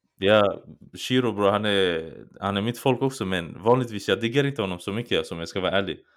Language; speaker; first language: Swedish; early bilingual, other home language; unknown